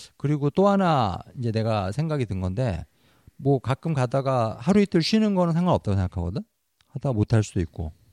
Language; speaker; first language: Korean; native; Korean